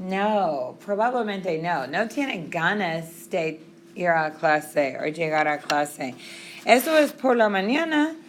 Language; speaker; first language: Spanish; non-native, fluent; English